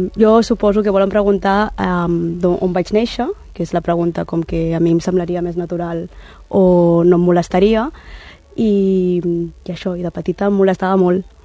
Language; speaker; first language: Catalan; native; Catalan